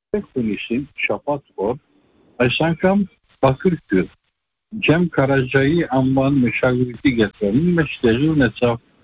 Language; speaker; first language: Armenian; native; Armenian